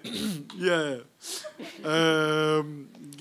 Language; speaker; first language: German; non-native, learner; Turkish